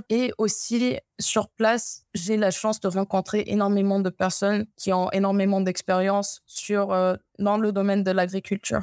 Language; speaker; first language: French; non-native, fluent; Amharic